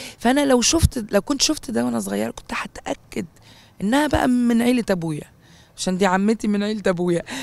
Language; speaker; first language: Arabic; native; Arabic